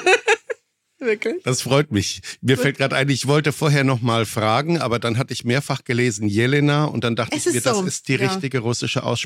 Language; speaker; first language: German; native; German